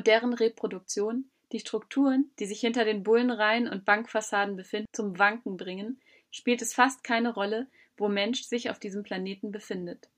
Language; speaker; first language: German; native; German